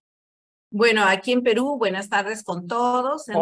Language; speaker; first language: Spanish; native; Spanish